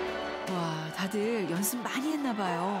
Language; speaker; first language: Korean; native; Korean